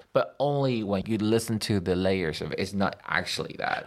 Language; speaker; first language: English; non-native, fluent; Chinese